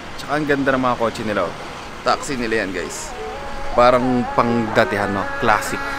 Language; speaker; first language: Filipino; native; Filipino